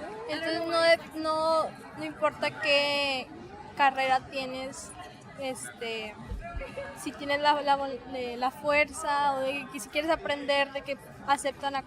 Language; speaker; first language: Spanish; early bilingual, heritage; Spanish